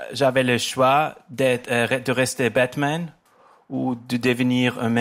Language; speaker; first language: French; non-native, learner; German